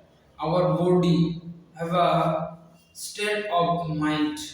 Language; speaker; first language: English; non-native, learner; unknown